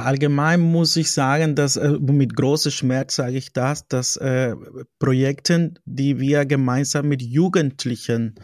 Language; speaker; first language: German; non-native, fluent; Spanish